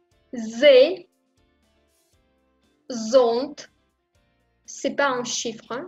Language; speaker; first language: French; non-native, fluent; Russian